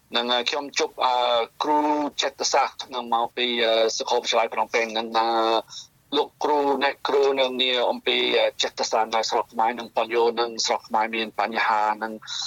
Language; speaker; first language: Khmer; non-native, learner; English